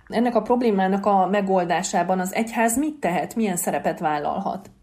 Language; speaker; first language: Hungarian; native; Hungarian